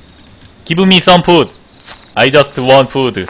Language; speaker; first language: English; non-native, learner; Korean